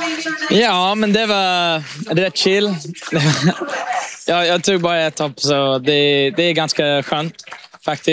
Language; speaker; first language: Swedish; early bilingual, heritage; English